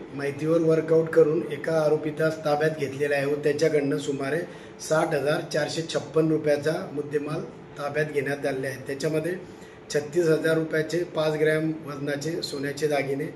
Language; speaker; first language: Marathi; native; Marathi